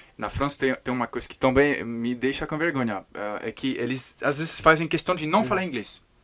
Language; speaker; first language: Portuguese; non-native, fluent; French